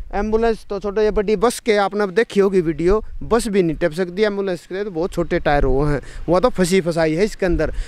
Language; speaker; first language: Hindi; native; Hindi